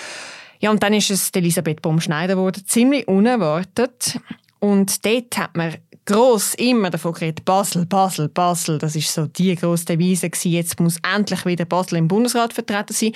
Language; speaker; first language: German; native; German